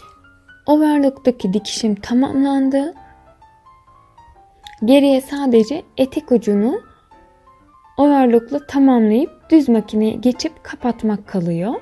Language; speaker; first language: Turkish; native; Turkish